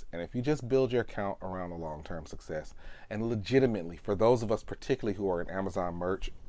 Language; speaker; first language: English; native; English